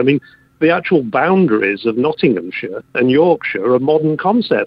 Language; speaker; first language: English; native; English